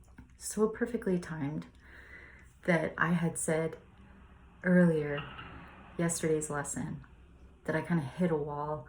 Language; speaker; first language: English; native; English